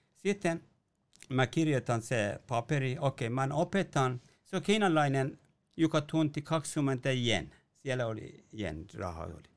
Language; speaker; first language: Finnish; non-native, learner; Persian